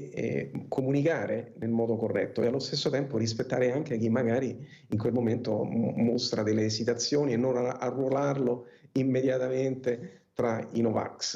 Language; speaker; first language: Italian; native; Italian